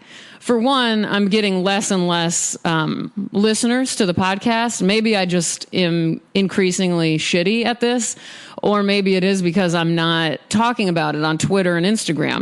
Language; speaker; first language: English; native; English